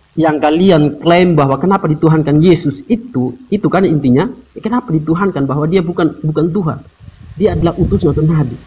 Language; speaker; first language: Indonesian; native; Indonesian